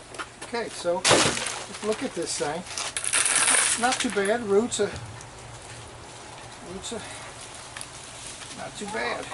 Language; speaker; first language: English; native; English